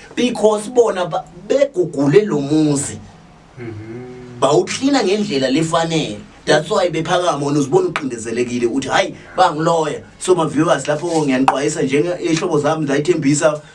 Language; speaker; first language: Zulu; native; Zulu